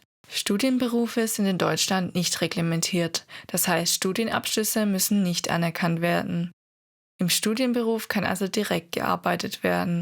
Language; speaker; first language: German; native; German